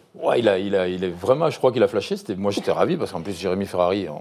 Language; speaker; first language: French; native; French